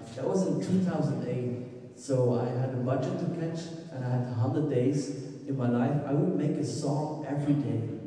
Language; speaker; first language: English; non-native, fluent; Dutch